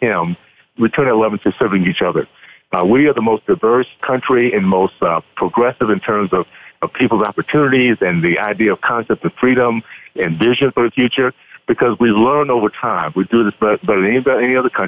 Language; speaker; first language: English; native; English